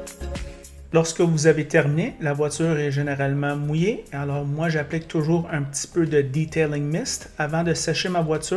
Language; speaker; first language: French; native; French